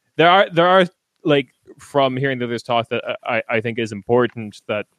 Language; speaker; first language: English; native; English